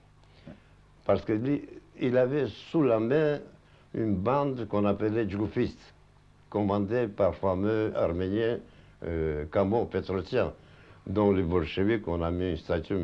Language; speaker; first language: French; non-native, fluent; Russian